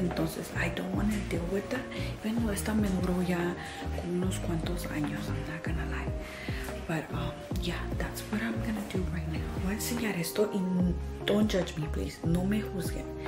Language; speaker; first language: English; early bilingual, other home language; Spanish